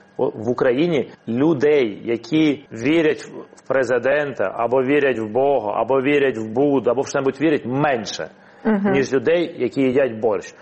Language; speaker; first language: Ukrainian; non-native, local second language; Russian